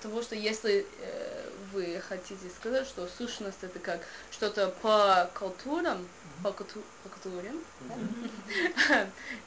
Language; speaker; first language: Russian; non-native, learner; English